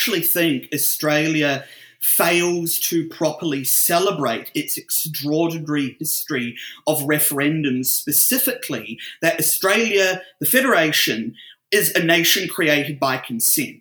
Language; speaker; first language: English; native; English